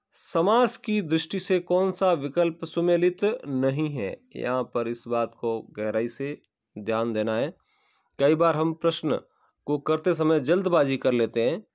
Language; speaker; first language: Hindi; native; Hindi